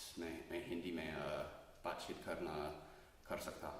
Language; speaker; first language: Hindi; non-native, fluent; English